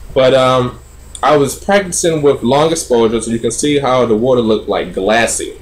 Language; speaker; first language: English; native; English